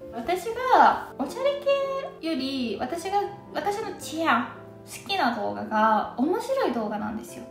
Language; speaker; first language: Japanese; native; Japanese